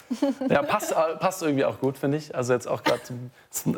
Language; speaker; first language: German; native; German